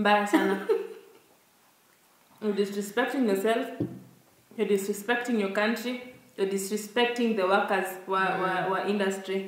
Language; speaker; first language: English; non-native, local second language; Swahili